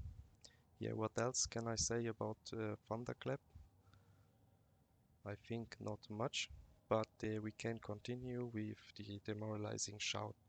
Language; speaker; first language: English; non-native, fluent; German